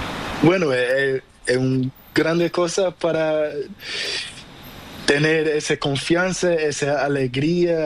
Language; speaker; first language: Spanish; non-native, learner; Portuguese